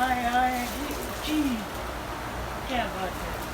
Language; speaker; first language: Hindi; non-native, learner; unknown